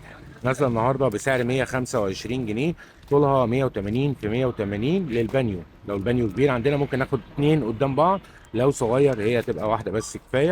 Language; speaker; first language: Arabic; native; Arabic